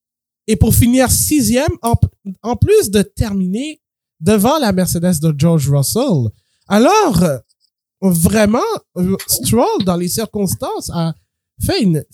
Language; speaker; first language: French; native; French